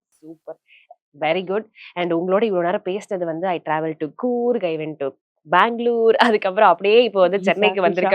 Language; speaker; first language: Tamil; native; Tamil